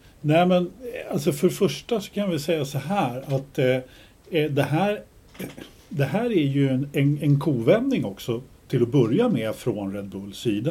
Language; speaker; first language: Swedish; native; Swedish